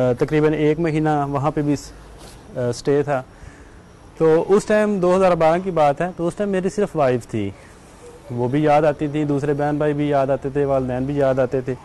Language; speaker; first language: Urdu; native; Urdu